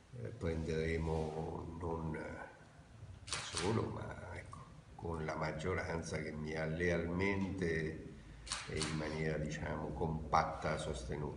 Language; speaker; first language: Italian; native; Italian